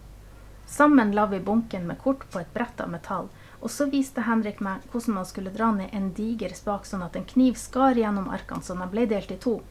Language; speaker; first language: Norwegian; native; Norwegian